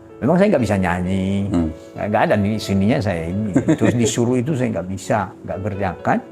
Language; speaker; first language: Indonesian; non-native, local second language; Nias